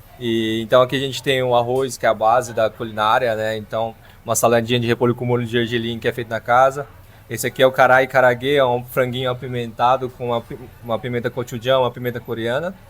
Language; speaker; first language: Portuguese; native; Portuguese